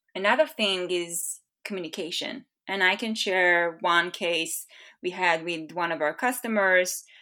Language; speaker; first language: English; non-native, fluent; Hebrew